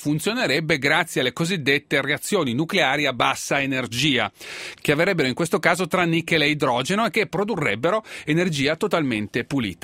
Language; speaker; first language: Italian; native; Italian